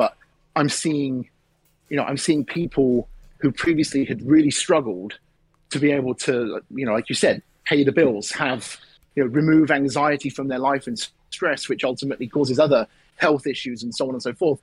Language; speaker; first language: English; native; English